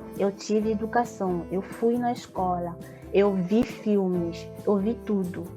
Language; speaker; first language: Portuguese; non-native, fluent; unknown